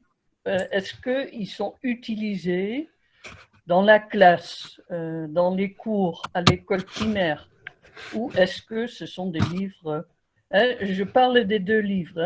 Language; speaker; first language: French; non-native, fluent; Dutch